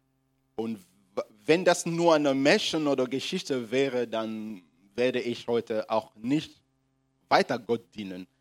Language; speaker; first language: German; non-native, fluent; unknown